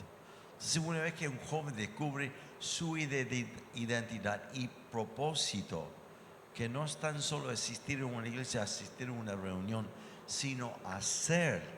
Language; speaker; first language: Spanish; non-native, fluent; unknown